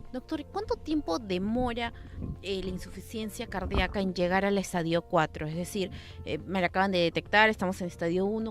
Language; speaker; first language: Spanish; native; Spanish